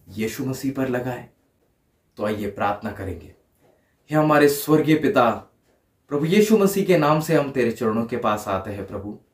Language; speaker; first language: Hindi; non-native, local second language; Marathi